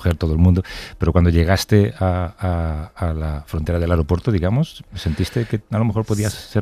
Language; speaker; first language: Spanish; native; Spanish